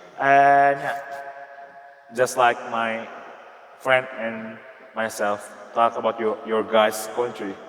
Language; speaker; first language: English; non-native, learner; Indonesian